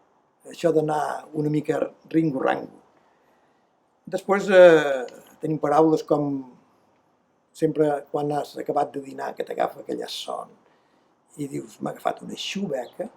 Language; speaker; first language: Catalan; native; Catalan